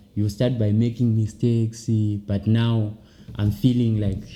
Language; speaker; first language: English; non-native, local second language; Shona